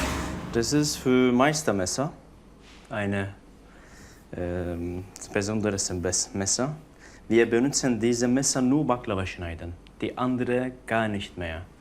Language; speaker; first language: German; non-native, learner; Turkish